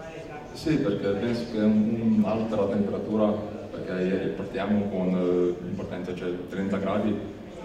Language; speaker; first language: Italian; non-native, learner; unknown